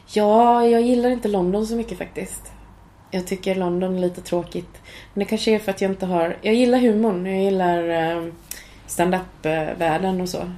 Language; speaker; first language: Swedish; early bilingual, other home language; Cantonese